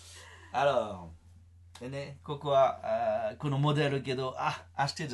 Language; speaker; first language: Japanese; non-native, learner; French